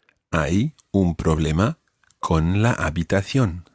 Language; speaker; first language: Spanish; non-native, fluent; English